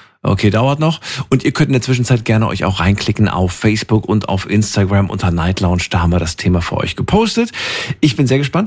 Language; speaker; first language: German; native; German